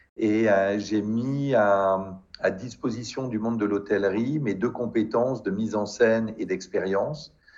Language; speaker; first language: French; native; French